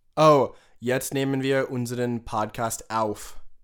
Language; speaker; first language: German; non-native, learner; English